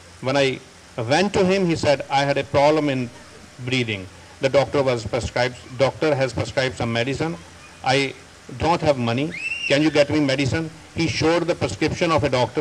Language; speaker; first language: English; non-native, local second language; Punjabi